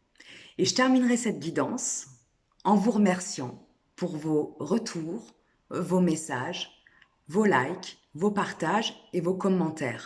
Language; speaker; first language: French; native; French